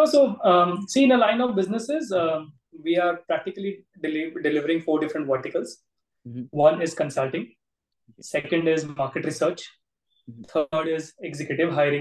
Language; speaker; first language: English; non-native, local second language; Gujarati